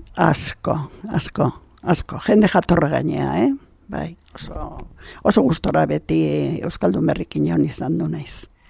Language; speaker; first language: Basque; native; Basque